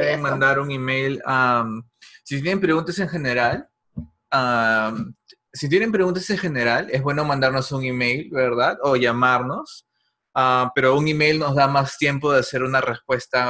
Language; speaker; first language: Spanish; non-native, fluent; English